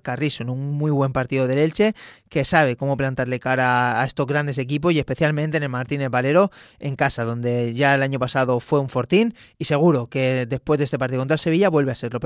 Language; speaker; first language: Spanish; native; Spanish